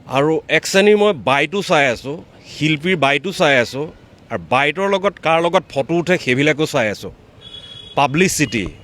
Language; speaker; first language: Assamese; native; Assamese